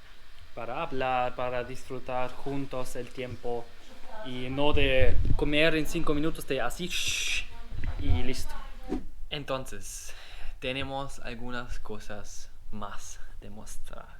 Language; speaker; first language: Spanish; non-native, learner; German